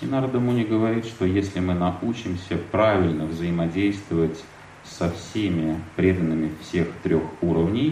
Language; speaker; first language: Russian; native; Russian